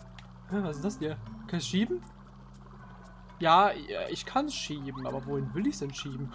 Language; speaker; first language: German; native; German